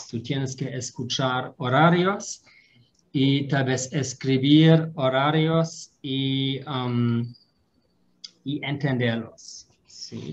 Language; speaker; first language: Spanish; non-native, fluent; German